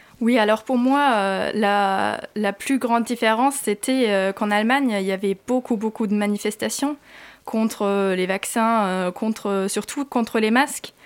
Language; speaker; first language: French; non-native, fluent; German